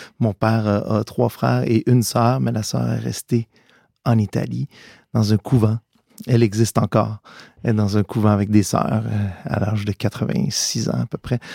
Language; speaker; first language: French; early bilingual, other home language; Italian